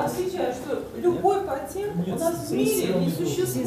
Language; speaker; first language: Russian; native; Russian